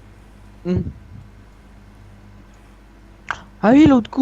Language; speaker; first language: French; native; French